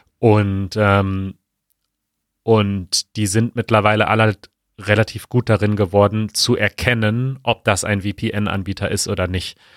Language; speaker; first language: German; native; German